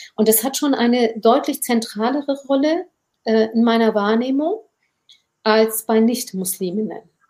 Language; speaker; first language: German; early bilingual, other home language; Turkish